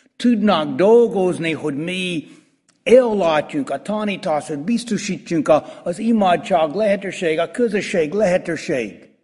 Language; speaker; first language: Hungarian; non-native, fluent; English